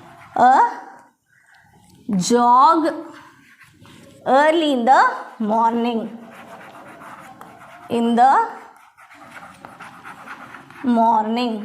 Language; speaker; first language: English; non-native, local second language; Tamil